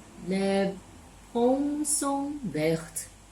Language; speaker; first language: French; non-native, learner; Chinese